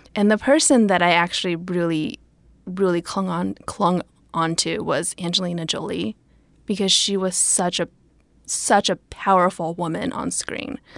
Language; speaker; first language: English; native; English